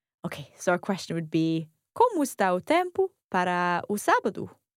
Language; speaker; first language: Portuguese; non-native, learner; English